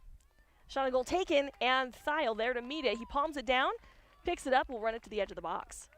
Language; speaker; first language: English; native; English